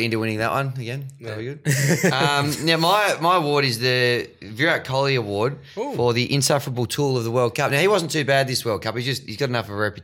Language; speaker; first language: English; native; English